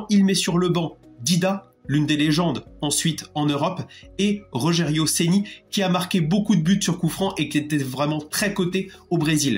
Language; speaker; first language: French; native; French